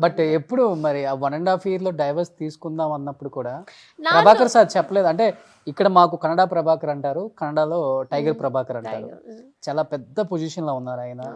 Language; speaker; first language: Telugu; native; Telugu